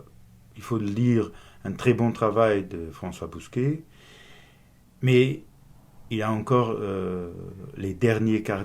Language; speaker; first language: French; non-native, fluent; Portuguese